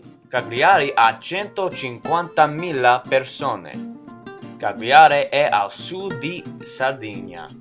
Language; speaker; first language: Italian; non-native, learner; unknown